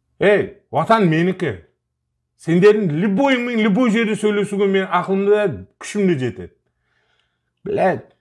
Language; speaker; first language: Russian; non-native, local second language; Uzbek